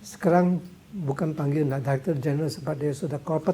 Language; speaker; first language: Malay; non-native, local second language; Cantonese